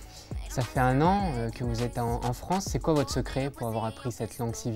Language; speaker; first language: French; native; French